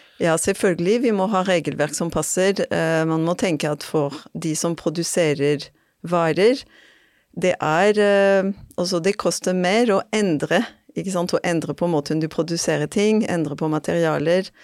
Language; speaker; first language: Norwegian; non-native, fluent; French